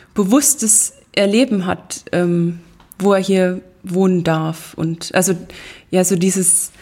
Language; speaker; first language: German; native; German